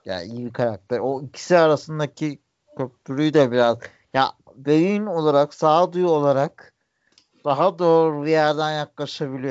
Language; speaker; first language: Turkish; native; Turkish